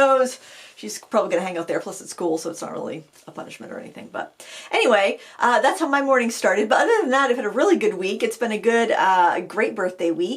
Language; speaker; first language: English; native; English